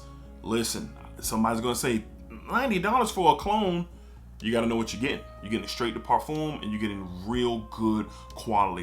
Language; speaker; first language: English; native; English